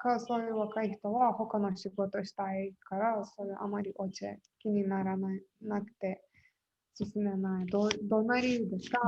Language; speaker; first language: Japanese; non-native, fluent; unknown